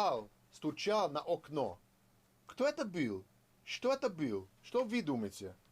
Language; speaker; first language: Russian; non-native, learner; English